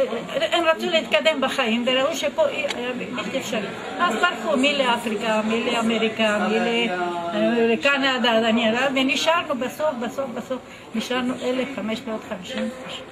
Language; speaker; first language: Hebrew; non-native, fluent; Ladino